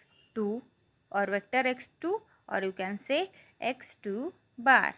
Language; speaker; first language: English; non-native, local second language; Marathi